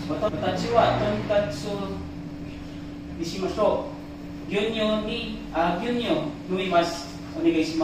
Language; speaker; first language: Japanese; non-native, learner; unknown